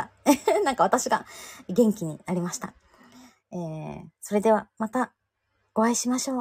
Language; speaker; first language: Japanese; native; Japanese